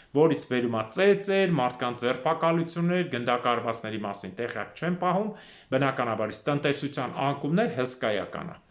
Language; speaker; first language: Armenian; native; Armenian